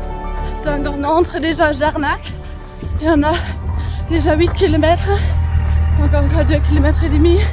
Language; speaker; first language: French; non-native, fluent; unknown